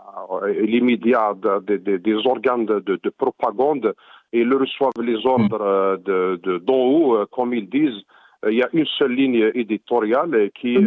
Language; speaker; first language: French; non-native, local second language; Arabic